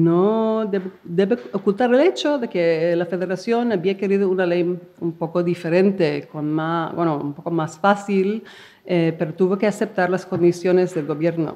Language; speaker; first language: Spanish; non-native, fluent; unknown